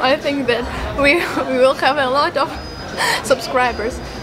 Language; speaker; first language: English; non-native, learner; Ukrainian